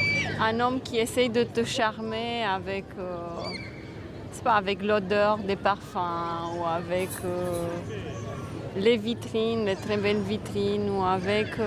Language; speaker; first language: French; non-native, fluent; Romanian